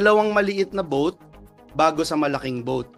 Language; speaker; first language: Filipino; native; Filipino